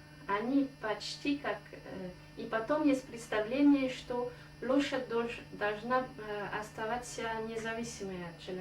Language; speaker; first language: Russian; non-native, fluent; French